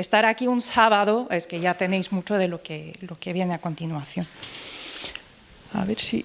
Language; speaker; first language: Spanish; non-native, fluent; Norwegian